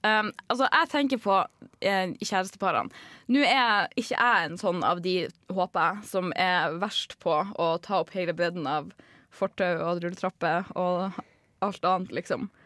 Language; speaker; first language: Norwegian; native; Norwegian